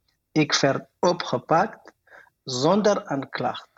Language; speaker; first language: Dutch; non-native, learner; Arabic